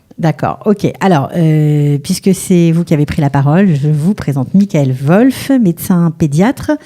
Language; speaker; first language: French; native; French